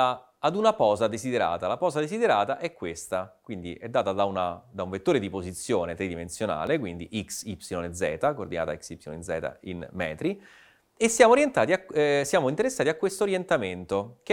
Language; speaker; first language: Italian; native; Italian